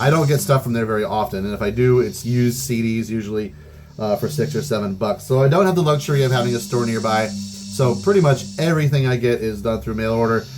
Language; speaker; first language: English; native; English